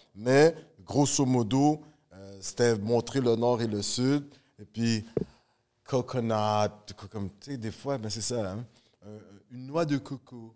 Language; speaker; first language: French; native; French